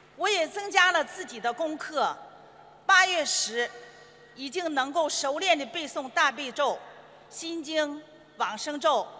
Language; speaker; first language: Chinese; native; Chinese